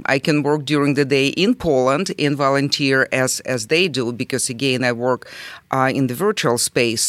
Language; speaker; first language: English; non-native, fluent; Russian